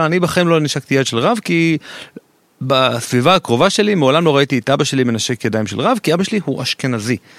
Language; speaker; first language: Hebrew; native; Hebrew